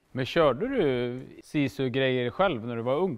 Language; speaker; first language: Swedish; native; Swedish